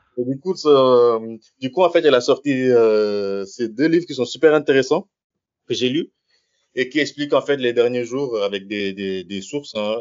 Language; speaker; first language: French; non-native, local second language; Wolof